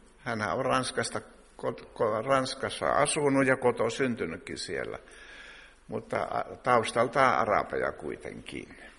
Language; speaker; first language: Finnish; native; Finnish